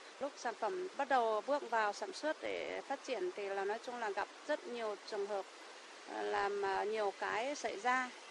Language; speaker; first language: Vietnamese; non-native, local second language; Iu Mien